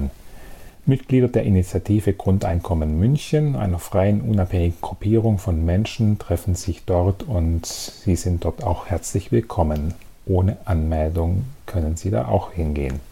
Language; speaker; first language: German; native; German